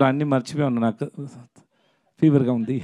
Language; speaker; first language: Telugu; non-native, learner; Tamil